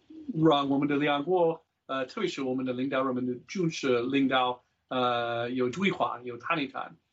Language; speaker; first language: Chinese; non-native, fluent; English